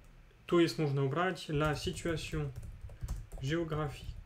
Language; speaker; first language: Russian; non-native, fluent; French